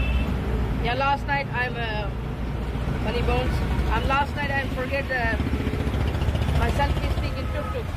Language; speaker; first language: English; non-native, learner; Hindi